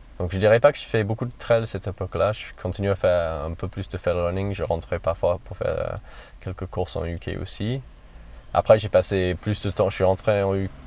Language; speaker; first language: French; non-native, fluent; English